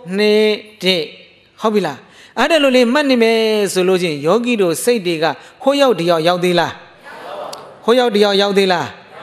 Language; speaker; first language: Burmese; native; Burmese